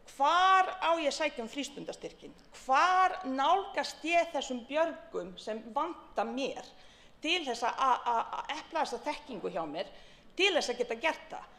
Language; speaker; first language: Icelandic; non-native, fluent; Bosnian